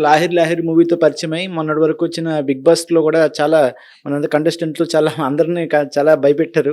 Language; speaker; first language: Telugu; native; Telugu